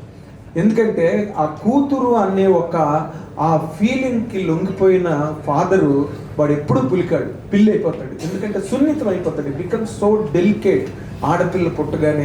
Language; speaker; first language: Telugu; native; Telugu